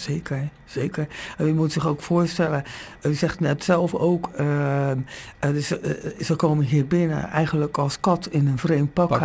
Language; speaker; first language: Dutch; native; Dutch